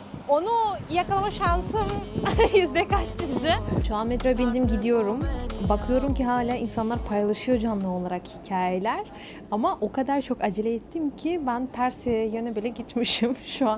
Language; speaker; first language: Turkish; non-native, fluent; Russian